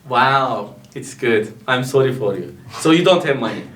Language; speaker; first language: English; non-native, fluent; Turkish